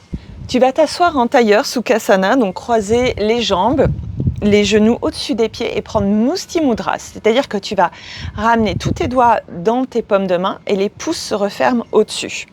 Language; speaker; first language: French; native; French